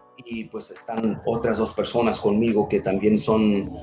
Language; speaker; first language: Spanish; early bilingual, heritage; Spanish